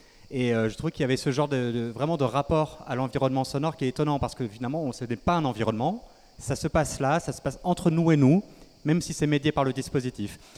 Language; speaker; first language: French; native; French